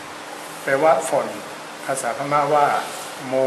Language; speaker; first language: Thai; non-native, fluent; Burmese